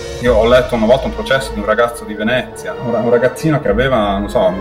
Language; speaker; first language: Italian; native; Italian